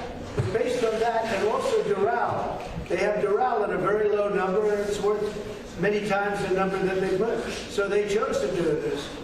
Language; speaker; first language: English; native; English